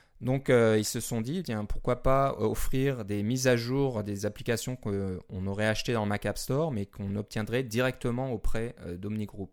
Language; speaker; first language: French; native; French